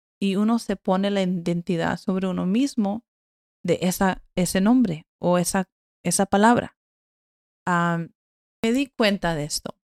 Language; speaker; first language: Spanish; early bilingual, heritage; Spanish